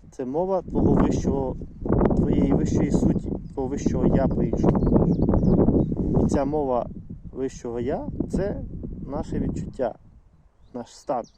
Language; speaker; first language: Ukrainian; non-native, local second language; Russian